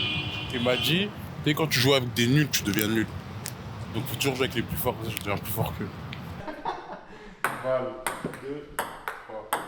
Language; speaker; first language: French; native; French